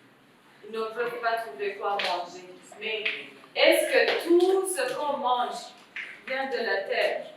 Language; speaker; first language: French; non-native, local second language; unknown